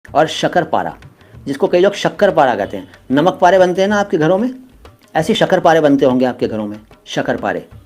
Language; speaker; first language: Hindi; native; Hindi